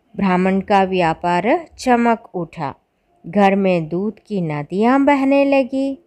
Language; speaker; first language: Hindi; non-native, local second language; Malayalam